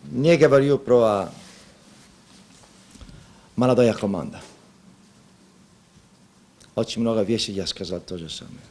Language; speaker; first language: Russian; non-native, learner; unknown